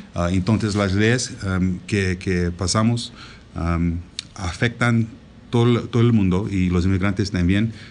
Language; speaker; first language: Spanish; non-native, learner; English